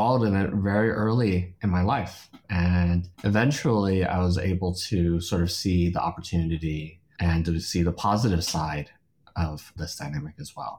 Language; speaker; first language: English; native; English